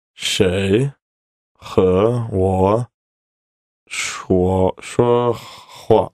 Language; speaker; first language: Chinese; non-native, learner; English